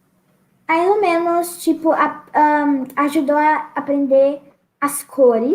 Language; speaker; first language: Portuguese; early bilingual, heritage; Portuguese